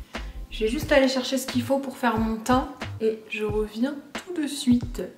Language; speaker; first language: French; native; French